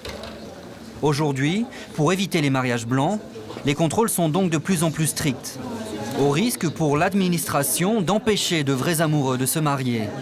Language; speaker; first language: French; native; French